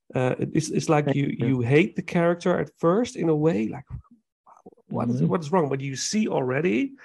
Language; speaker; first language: English; non-native, fluent; Dutch